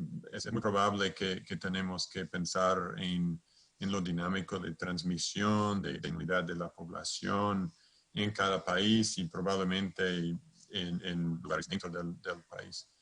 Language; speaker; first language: Spanish; non-native, fluent; English